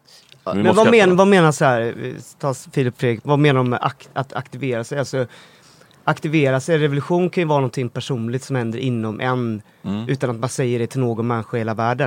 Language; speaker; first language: Swedish; native; Swedish